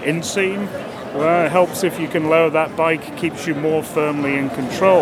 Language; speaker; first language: English; native; English